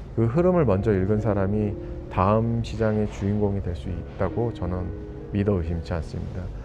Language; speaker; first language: Korean; native; Korean